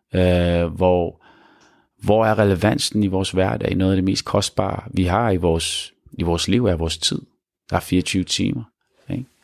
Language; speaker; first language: Danish; early bilingual, other home language; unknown